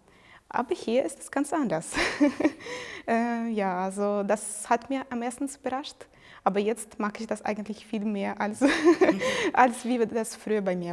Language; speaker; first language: German; non-native, fluent; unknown